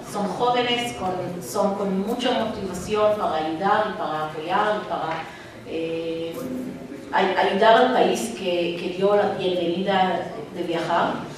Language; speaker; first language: Spanish; non-native, fluent; Hebrew